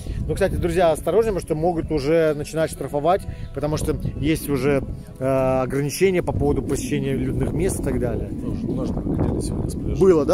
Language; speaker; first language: Russian; native; Russian